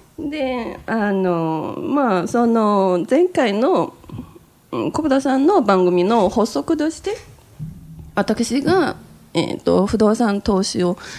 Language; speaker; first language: Japanese; non-native, fluent; Chinese